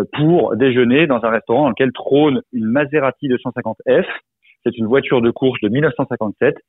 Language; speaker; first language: French; native; French